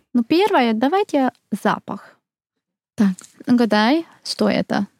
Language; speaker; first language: Russian; non-native, fluent; Hungarian